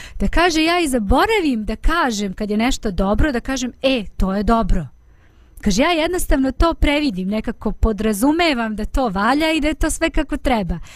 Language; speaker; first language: Bosnian; native; Bosnian